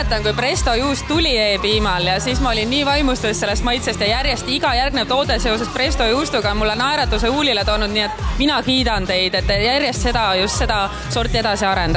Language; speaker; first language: Estonian; native; Estonian